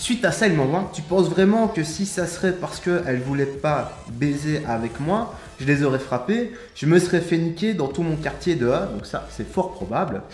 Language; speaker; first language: French; native; French